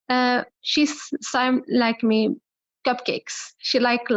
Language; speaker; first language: English; non-native, learner; Arabic